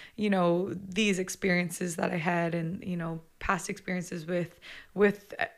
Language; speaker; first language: English; native; English